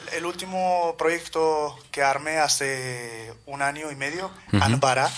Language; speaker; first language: Spanish; non-native, fluent; Arabic